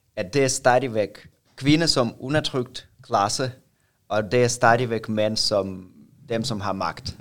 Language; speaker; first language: Danish; non-native, fluent; Russian